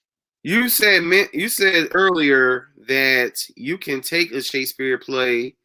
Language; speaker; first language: English; native; English